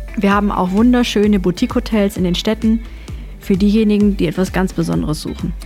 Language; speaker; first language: German; native; German